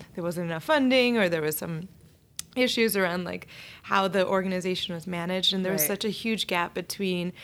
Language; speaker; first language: English; native; English